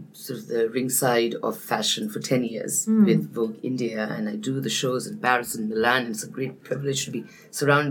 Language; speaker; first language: English; non-native, local second language; Nepali